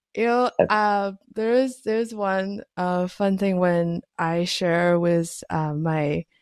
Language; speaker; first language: English; non-native, fluent; Chinese